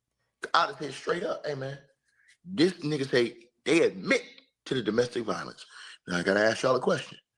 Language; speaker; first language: English; native; English